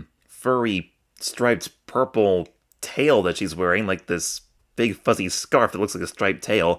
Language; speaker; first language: English; native; English